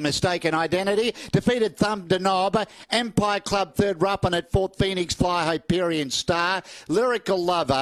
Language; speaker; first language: English; native; English